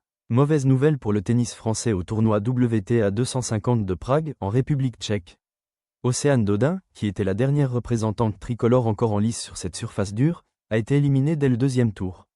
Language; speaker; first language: French; native; French